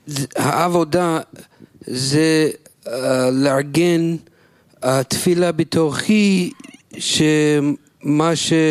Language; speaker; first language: Hebrew; non-native, learner; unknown